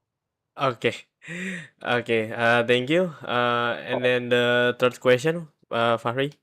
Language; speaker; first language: English; non-native, learner; Indonesian